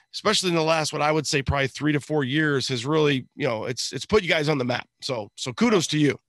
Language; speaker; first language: English; native; English